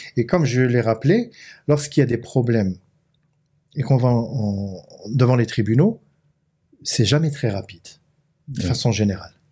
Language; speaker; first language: French; non-native, local second language; Arabic